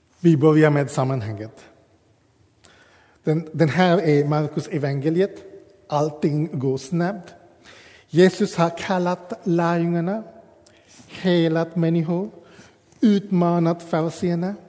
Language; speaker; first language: Swedish; non-native, fluent; English